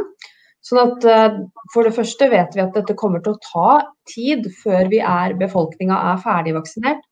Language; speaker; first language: Norwegian; native; Norwegian